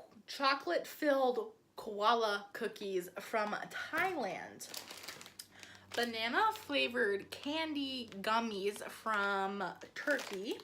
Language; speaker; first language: English; native; English